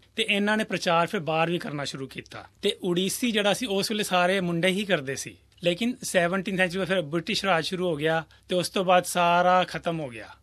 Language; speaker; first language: Punjabi; native; Punjabi